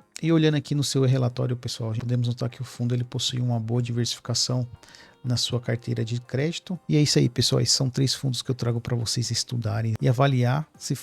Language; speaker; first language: Portuguese; native; Portuguese